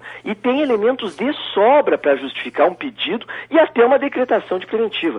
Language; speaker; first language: Portuguese; native; Portuguese